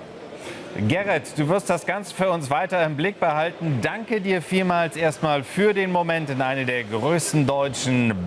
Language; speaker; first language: German; native; German